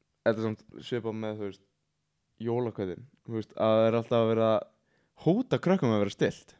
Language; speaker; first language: Icelandic; native; Icelandic